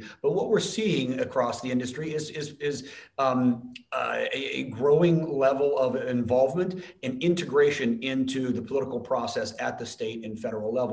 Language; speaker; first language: English; native; English